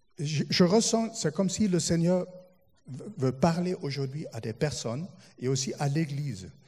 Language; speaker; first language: French; non-native, fluent; German